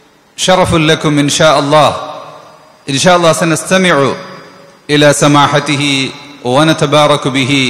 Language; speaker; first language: Arabic; non-native, fluent; Malayalam